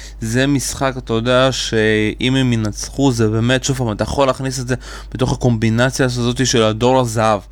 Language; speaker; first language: Hebrew; native; Hebrew